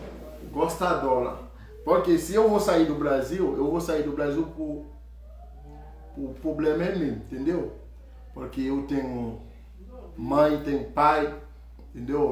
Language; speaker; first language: Portuguese; non-native, learner; Haitian Creole